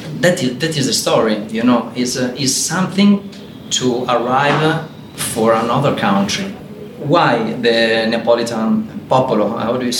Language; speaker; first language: English; non-native, learner; Italian